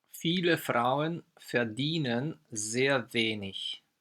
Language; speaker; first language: German; non-native, fluent; Polish